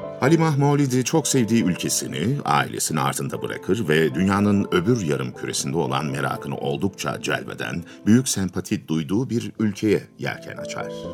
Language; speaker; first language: Turkish; native; Turkish